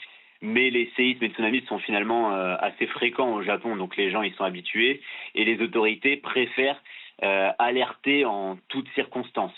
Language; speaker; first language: French; native; French